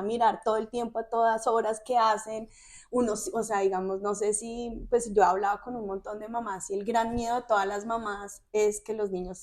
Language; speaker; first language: Spanish; native; Spanish